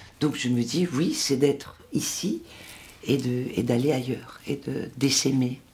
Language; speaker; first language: French; non-native, local second language; Swiss German